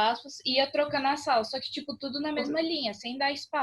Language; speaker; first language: Portuguese; native; Portuguese